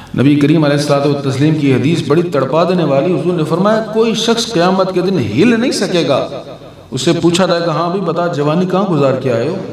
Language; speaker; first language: Urdu; non-native, local second language; Punjabi